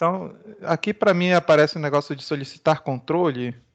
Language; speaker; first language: Portuguese; native; Portuguese